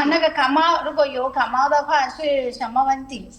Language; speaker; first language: Chinese; non-native, fluent; Telugu